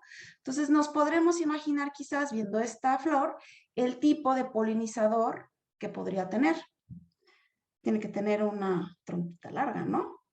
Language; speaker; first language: Spanish; native; Spanish